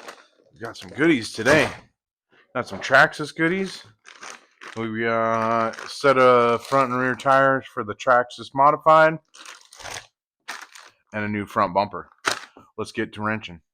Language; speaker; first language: English; native; English